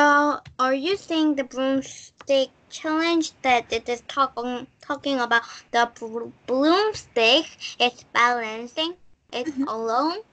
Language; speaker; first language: English; non-native, learner; Korean